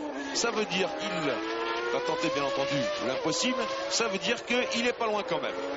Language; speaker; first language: French; native; French